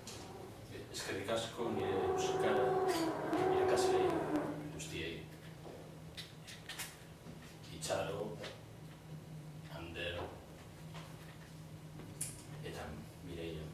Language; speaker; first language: Basque; non-native, fluent; Galician